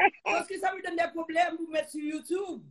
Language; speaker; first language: French; non-native, local second language; Haitian Creole